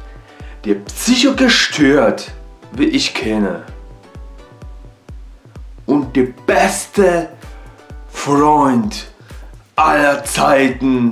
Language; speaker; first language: German; non-native, learner; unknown